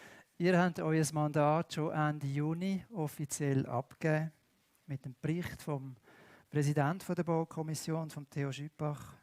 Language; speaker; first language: German; native; German